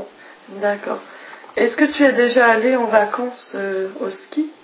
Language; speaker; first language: French; non-native, fluent; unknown